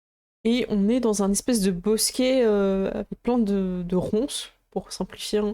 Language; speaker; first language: French; native; French